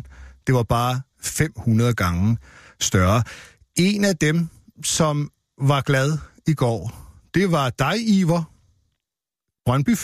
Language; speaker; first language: Danish; native; Danish